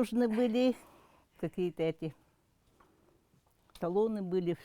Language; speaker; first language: Russian; non-native, local second language; Yakut